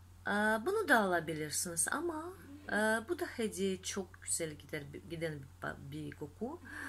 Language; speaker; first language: Turkish; non-native, fluent; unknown